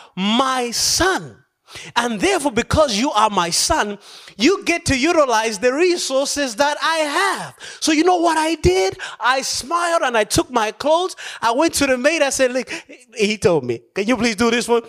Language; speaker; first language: English; non-native, local second language; Nyanja